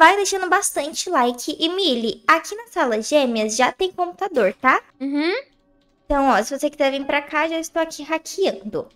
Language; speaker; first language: Portuguese; native; Portuguese